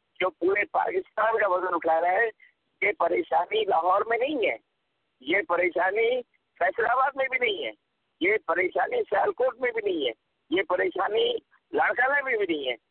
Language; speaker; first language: Urdu; non-native, local second language; Punjabi